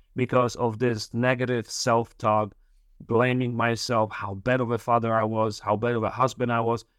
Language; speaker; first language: English; early bilingual, other home language; Polish